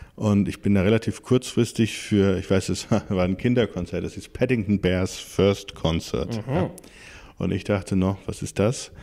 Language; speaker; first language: German; native; German